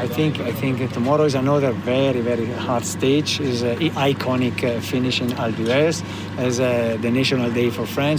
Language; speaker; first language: English; non-native, learner; Italian